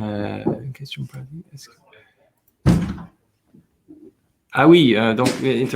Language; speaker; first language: French; non-native, fluent; English